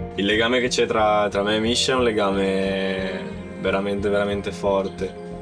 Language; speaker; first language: Italian; native; Italian